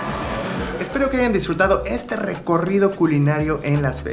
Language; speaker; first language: Spanish; native; Spanish